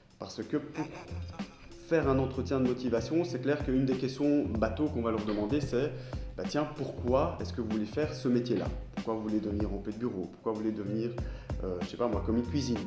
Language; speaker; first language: French; native; French